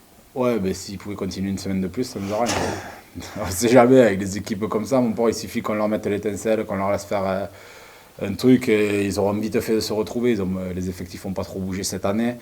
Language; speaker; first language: French; native; French